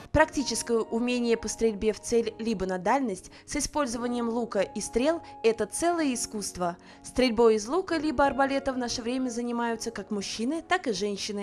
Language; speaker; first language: Russian; native; Russian